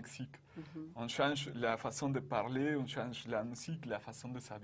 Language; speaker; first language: French; non-native, fluent; Spanish